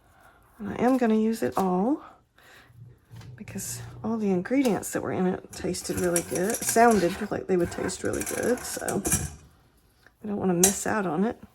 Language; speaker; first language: English; native; English